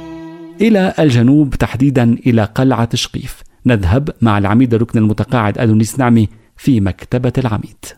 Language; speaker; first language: Arabic; native; Arabic